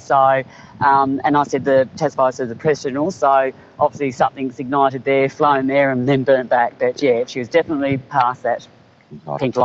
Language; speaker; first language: English; native; English